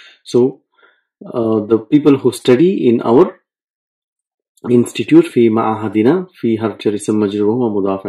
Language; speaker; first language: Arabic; non-native, fluent; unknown